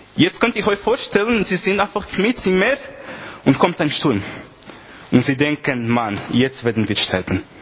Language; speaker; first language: German; non-native, fluent; Portuguese